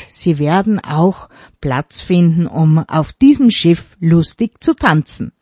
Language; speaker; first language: German; native; German